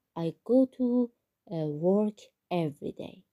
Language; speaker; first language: English; non-native, fluent; Persian